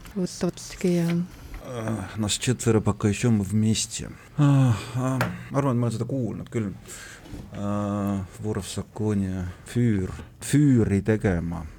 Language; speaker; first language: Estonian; native; Estonian